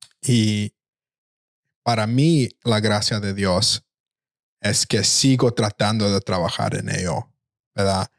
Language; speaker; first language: Spanish; early bilingual, heritage; Spanish